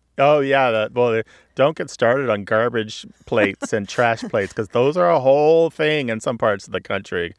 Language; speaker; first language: English; native; English